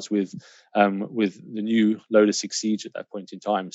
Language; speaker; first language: English; native; English